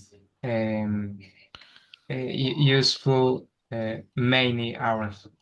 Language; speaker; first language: English; non-native, learner; Spanish